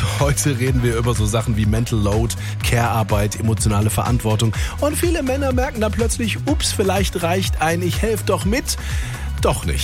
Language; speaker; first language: German; native; German